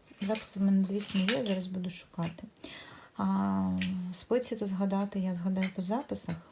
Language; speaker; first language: Ukrainian; native; Ukrainian